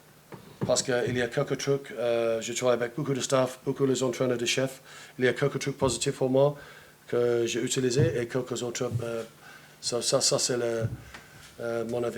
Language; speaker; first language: French; non-native, fluent; English